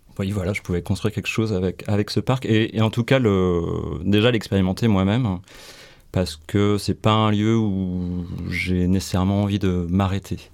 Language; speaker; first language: French; native; French